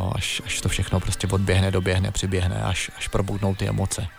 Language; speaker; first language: Czech; native; Czech